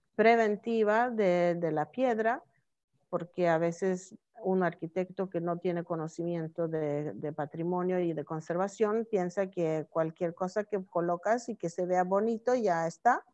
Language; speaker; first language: Spanish; non-native, fluent; Norwegian